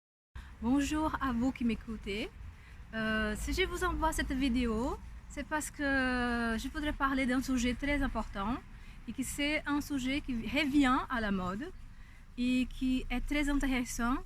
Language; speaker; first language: French; non-native, fluent; Portuguese